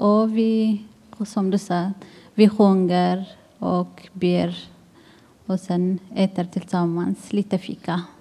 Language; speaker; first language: Swedish; non-native, learner; Tigrinya